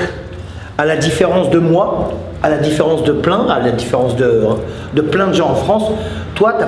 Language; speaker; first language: French; native; French